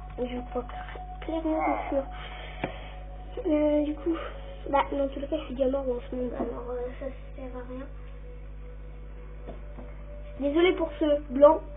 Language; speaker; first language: French; native; French